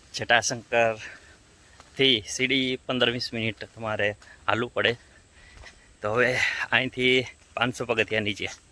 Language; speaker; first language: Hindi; non-native, local second language; Gujarati